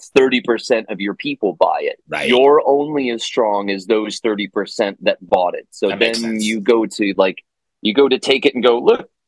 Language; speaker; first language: English; native; English